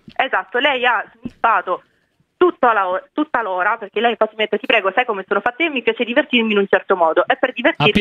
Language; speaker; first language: Italian; native; Italian